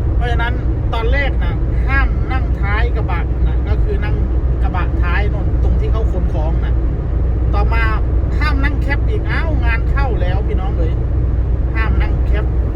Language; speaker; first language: Thai; non-native, local second language; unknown